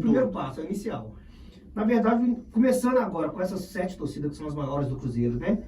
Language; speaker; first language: Portuguese; native; Portuguese